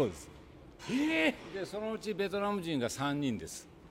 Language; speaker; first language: Japanese; native; Japanese